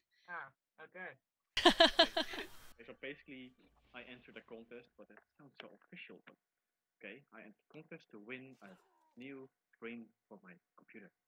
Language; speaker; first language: English; non-native, fluent; Dutch